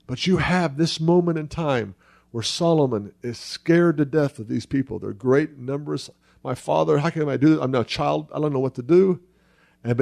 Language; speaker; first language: English; native; English